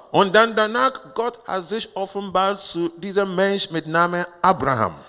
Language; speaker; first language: German; non-native, learner; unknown